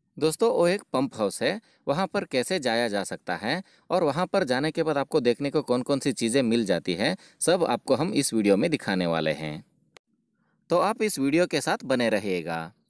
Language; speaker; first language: Hindi; non-native, local second language; Kannada